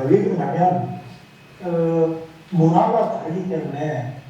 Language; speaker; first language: Korean; native; Korean